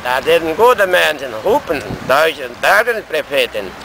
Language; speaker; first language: German; early bilingual, heritage; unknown